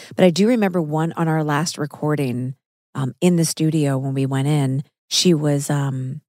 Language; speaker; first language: English; native; English